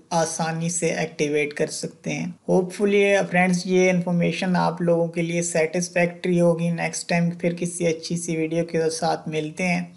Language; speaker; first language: Hindi; non-native, local second language; Punjabi